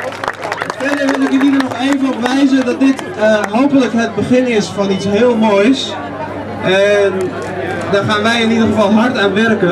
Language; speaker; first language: Dutch; native; Dutch